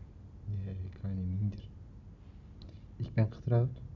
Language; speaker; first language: Dutch; non-native, learner; Turkish